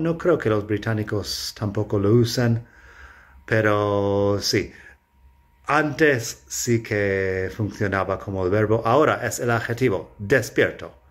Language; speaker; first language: Spanish; non-native, fluent; English